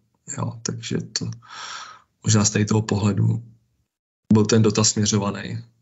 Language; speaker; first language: Czech; native; Czech